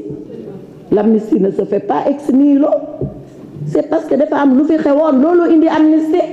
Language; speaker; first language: French; non-native, local second language; Wolof